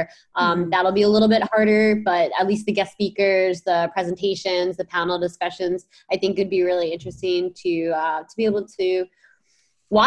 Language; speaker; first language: English; native; English